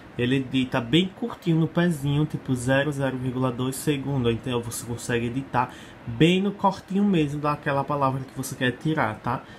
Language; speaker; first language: Portuguese; native; Portuguese